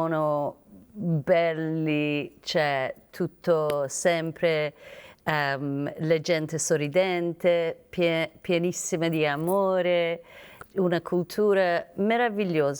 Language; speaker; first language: Italian; non-native, fluent; Persian